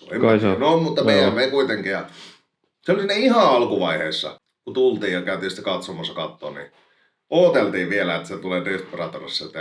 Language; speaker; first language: Finnish; native; Finnish